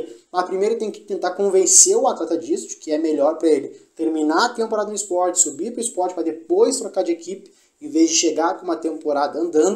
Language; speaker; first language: Portuguese; native; Portuguese